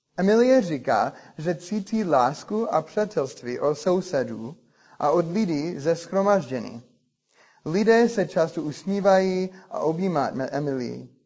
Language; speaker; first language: Czech; non-native, learner; English